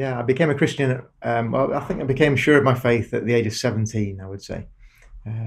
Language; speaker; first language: English; native; English